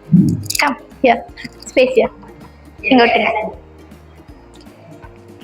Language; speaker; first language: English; non-native, local second language; Malay